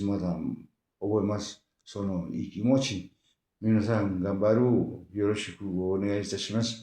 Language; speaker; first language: Japanese; non-native, learner; Spanish